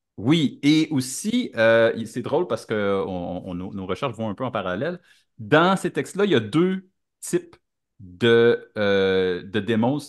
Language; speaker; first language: French; native; French